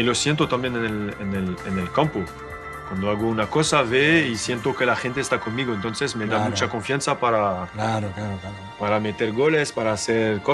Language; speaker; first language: Spanish; non-native, learner; French